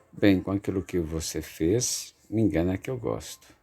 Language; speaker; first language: Portuguese; native; Portuguese